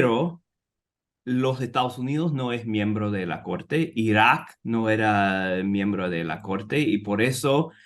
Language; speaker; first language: Spanish; non-native, fluent; English